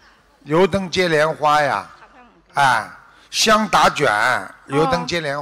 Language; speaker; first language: Chinese; native; Chinese